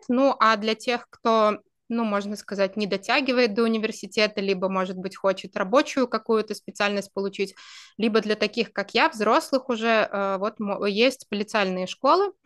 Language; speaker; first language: Russian; native; Russian